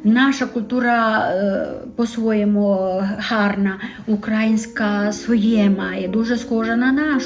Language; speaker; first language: Ukrainian; non-native, local second language; Romanian